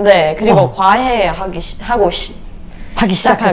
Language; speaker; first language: Korean; early bilingual, other home language; English